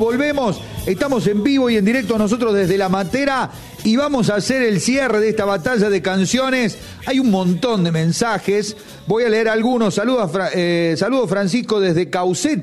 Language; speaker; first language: Spanish; native; Spanish